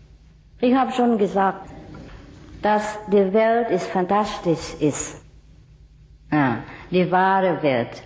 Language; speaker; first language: German; non-native, learner; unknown